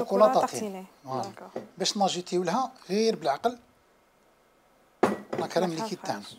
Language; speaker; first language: Arabic; native; Arabic